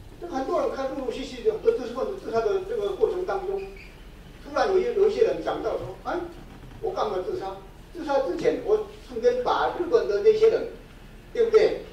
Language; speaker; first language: Chinese; non-native, fluent; Korean